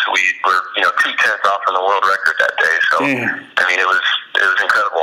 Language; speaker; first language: English; native; English